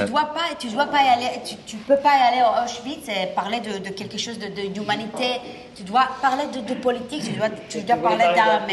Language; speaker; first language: French; non-native, learner; Hebrew